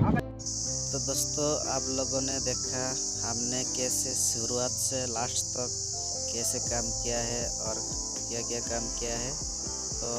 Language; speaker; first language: Hindi; non-native, local second language; Odia